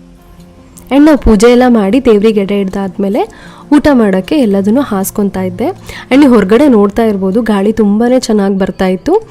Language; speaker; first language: Kannada; native; Kannada